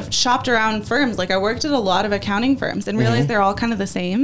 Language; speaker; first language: English; native; English